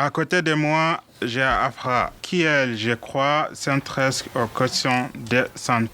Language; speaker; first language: French; non-native, learner; Arabic